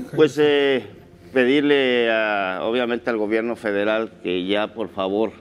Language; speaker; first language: Spanish; native; Spanish